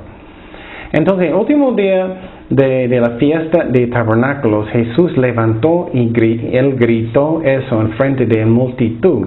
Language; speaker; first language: Spanish; non-native, fluent; English